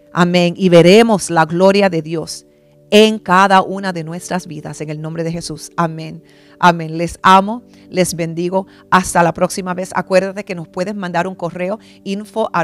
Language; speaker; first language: Spanish; early bilingual, heritage; Spanish